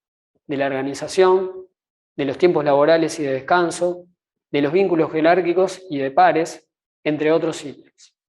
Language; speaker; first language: Spanish; native; Spanish